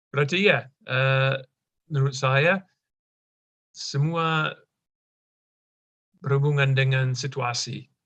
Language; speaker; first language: Indonesian; non-native, fluent; English